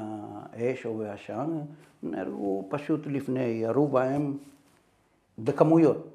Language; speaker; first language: Hebrew; non-native, fluent; Spanish